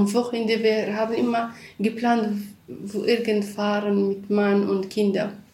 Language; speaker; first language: German; non-native, learner; Kurdish